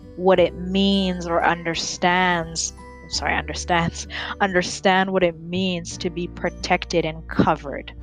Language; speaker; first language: English; early bilingual, other home language; Rundi